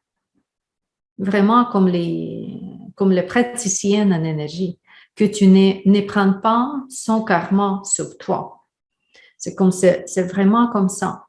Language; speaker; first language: French; non-native, fluent; Ukrainian